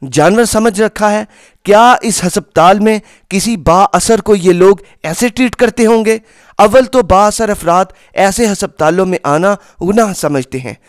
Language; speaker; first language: Urdu; non-native, local second language; Punjabi